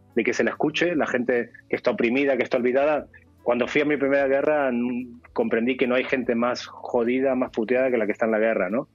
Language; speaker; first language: Spanish; native; Spanish